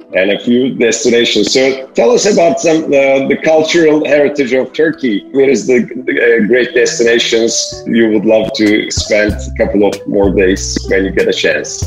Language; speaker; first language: English; non-native, fluent; Turkish